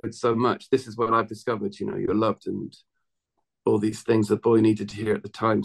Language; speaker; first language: English; native; English